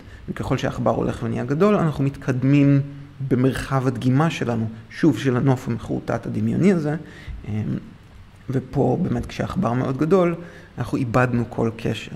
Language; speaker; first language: Hebrew; native; Hebrew